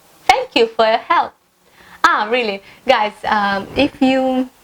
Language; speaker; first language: English; non-native, fluent; Russian